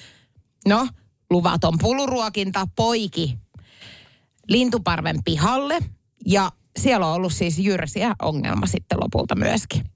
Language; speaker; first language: Finnish; native; Finnish